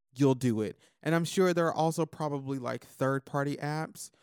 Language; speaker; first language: English; native; English